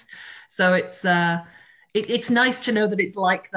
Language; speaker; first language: English; native; English